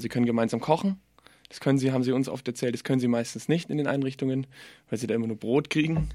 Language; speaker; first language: German; native; German